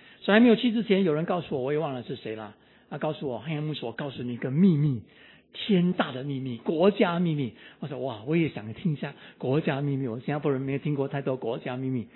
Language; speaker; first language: Chinese; native; Chinese